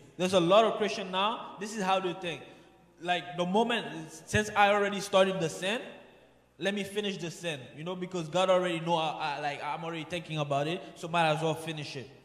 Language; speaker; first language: English; non-native, fluent; Haitian Creole